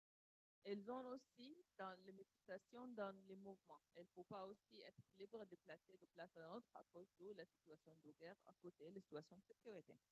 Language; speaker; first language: French; non-native, learner; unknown